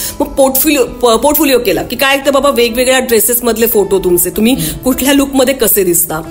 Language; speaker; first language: Marathi; non-native, local second language; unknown